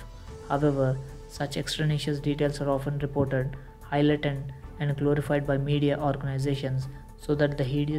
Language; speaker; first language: English; non-native, local second language; Telugu